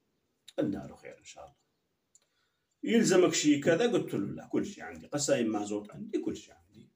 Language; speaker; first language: Arabic; native; Arabic